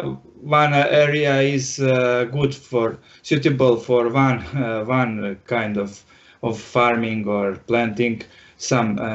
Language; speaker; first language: English; non-native, learner; Serbian